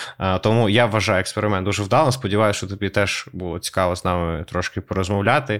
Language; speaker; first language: Ukrainian; native; Ukrainian